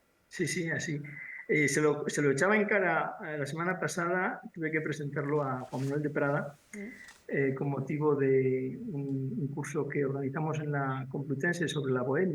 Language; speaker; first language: Spanish; native; Spanish